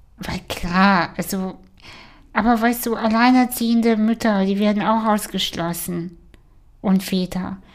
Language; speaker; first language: German; early bilingual, other home language; Russian